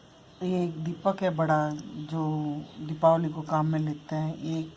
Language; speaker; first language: Hindi; native; Hindi